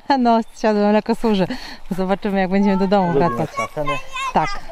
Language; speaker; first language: Polish; native; Polish